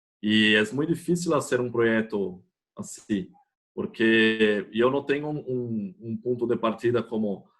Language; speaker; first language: Spanish; non-native, fluent; Portuguese